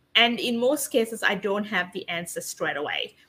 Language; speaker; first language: English; non-native, local second language; Sinhala